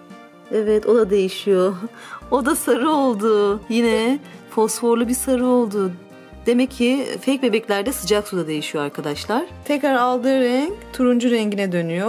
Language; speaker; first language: Turkish; native; Turkish